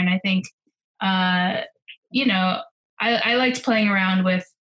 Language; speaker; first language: English; native; English